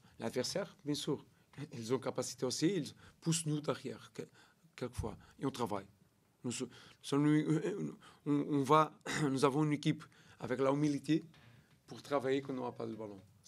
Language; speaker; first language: French; non-native, learner; Portuguese